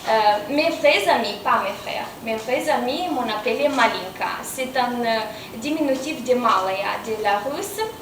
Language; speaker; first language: French; non-native, fluent; Romanian